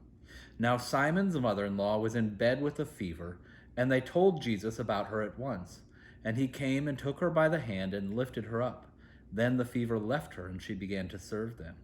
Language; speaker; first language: English; native; English